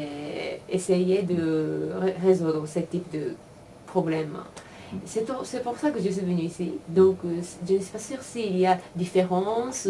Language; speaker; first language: French; non-native, learner; Japanese